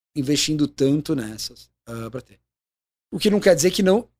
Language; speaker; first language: Portuguese; native; Portuguese